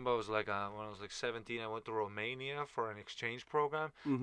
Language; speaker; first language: English; non-native, fluent; Estonian